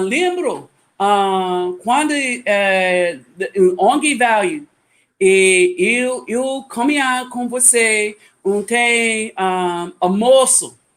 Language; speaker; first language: Portuguese; non-native, learner; English